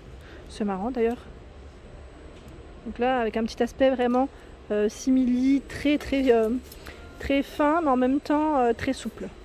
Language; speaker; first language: French; native; French